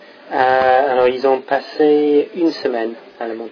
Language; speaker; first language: French; non-native, fluent; English